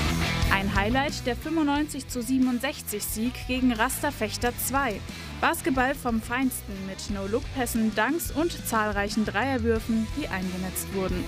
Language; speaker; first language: German; native; German